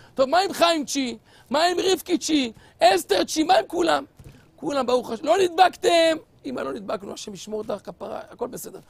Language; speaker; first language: Hebrew; native; Hebrew